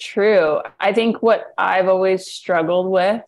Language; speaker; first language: English; native; English